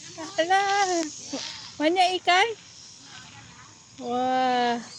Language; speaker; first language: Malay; non-native, learner; Filipino